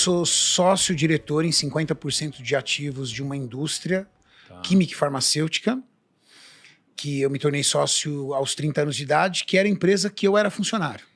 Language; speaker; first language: Portuguese; native; Portuguese